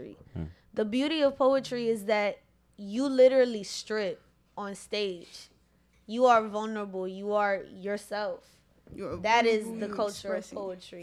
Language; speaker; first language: English; early bilingual, other home language; Spanish